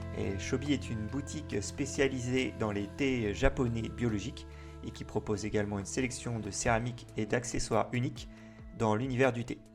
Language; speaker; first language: French; native; French